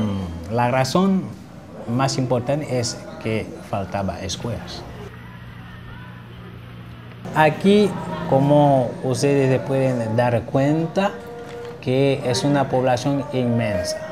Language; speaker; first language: Spanish; non-native, fluent; Haitian Creole